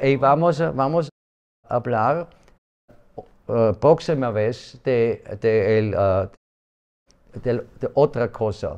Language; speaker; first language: Spanish; non-native, learner; German